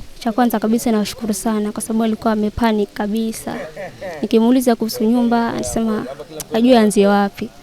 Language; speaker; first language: Swahili; native; Swahili